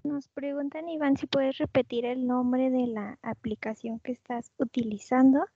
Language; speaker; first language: Spanish; native; Spanish